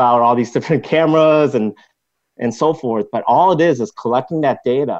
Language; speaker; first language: English; non-native, local second language; Cantonese